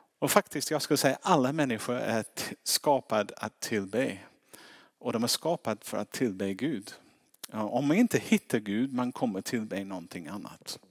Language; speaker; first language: Swedish; non-native, fluent; English